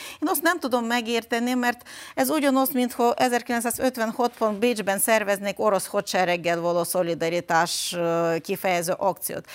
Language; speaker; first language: Hungarian; non-native, fluent; Ukrainian